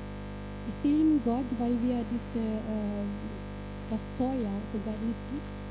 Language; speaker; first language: German; non-native, fluent; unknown